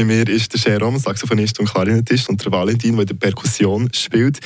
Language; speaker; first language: German; native; German